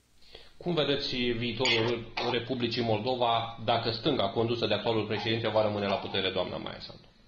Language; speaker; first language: Romanian; native; Romanian